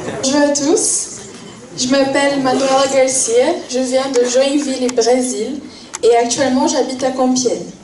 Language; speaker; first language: French; non-native, fluent; Portuguese